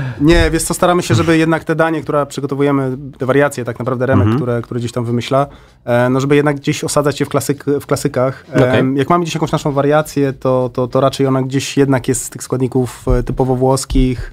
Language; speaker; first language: Polish; native; Polish